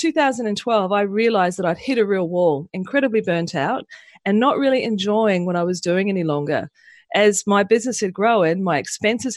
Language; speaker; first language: English; native; English